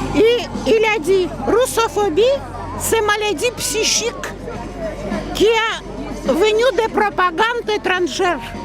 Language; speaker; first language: French; non-native, learner; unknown